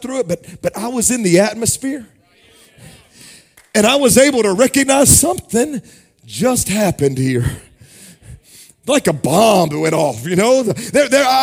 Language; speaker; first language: English; native; English